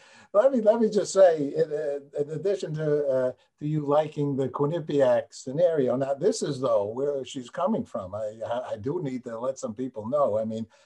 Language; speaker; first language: English; native; English